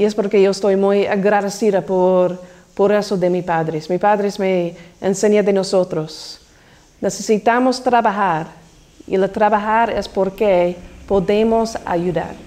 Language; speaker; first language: Spanish; non-native, learner; English